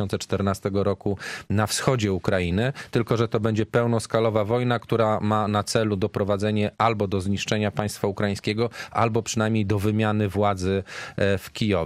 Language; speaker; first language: Polish; native; Polish